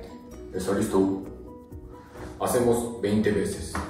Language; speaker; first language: Spanish; non-native, learner; Japanese